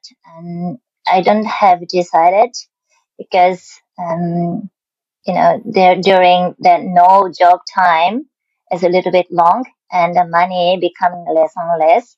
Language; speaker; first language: English; non-native, learner; Japanese